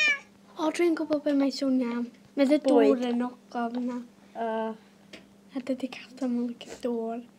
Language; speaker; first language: Welsh; native; Welsh